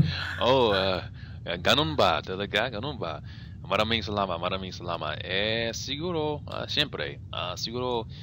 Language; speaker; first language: Filipino; non-native, learner; English